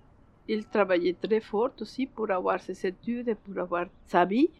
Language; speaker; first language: French; non-native, learner; Spanish